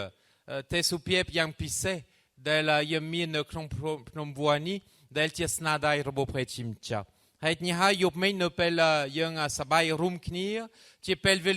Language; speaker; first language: Khmer; non-native, fluent; French